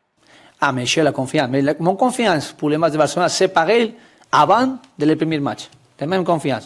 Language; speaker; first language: French; non-native, fluent; Spanish